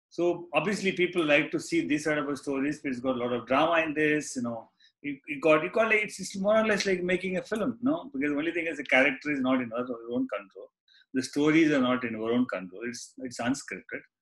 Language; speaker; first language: English; non-native, local second language; Tamil